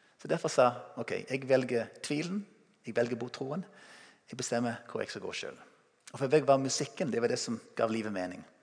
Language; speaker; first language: Norwegian; non-native, fluent; English